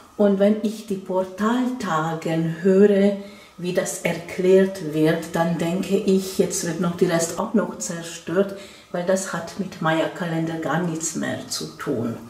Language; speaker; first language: German; non-native, fluent; Hungarian